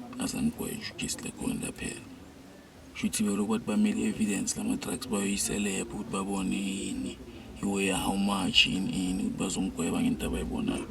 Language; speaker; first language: Zulu; native; Zulu